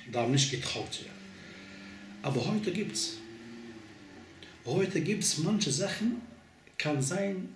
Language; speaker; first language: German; non-native, fluent; Arabic